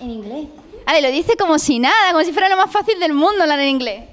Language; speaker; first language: Spanish; native; Spanish